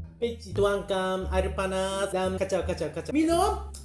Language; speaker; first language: Malay; non-native, learner; Japanese